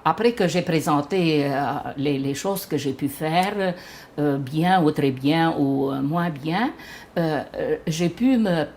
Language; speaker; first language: French; non-native, fluent; Romanian